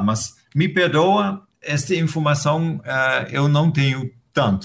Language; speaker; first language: Portuguese; non-native, fluent; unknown